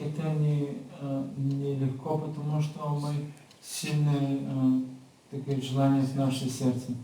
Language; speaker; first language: Russian; non-native, learner; Bulgarian